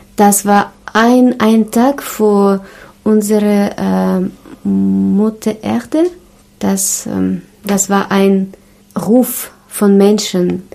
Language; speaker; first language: German; non-native, learner; Russian